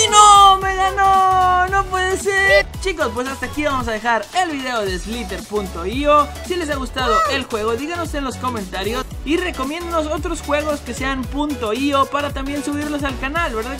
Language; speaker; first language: Spanish; native; Spanish